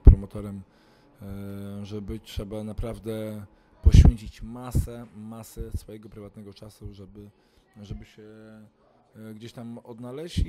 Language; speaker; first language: Polish; native; Polish